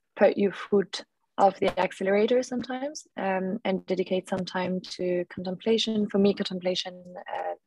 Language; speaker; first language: English; non-native, fluent; French